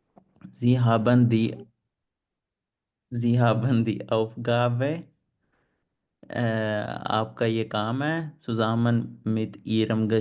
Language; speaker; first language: German; non-native, learner; Punjabi